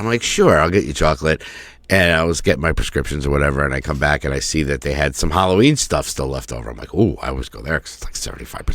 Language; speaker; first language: English; native; English